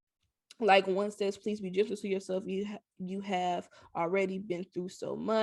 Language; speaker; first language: English; native; English